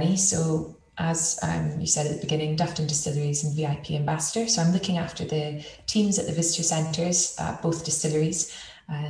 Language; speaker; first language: English; native; English